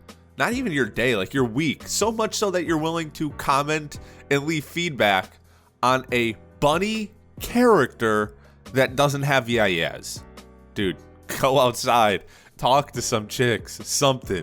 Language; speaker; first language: English; native; English